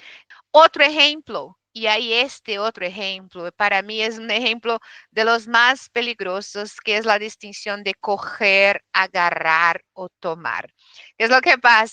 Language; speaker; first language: Spanish; non-native, fluent; Portuguese